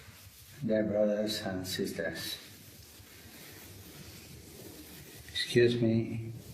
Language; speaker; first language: English; non-native, learner; Italian